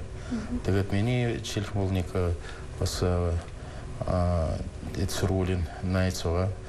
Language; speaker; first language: Mongolian; non-native, fluent; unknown